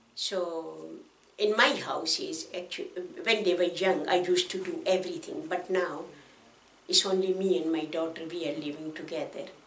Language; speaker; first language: English; non-native, local second language; Pashto